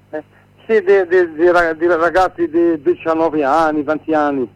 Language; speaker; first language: Italian; non-native, learner; Arabic